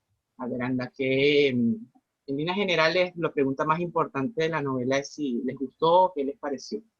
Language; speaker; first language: Spanish; native; Spanish